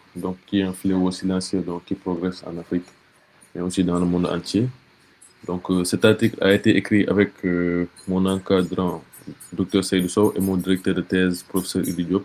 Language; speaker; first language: French; non-native, local second language; Wolof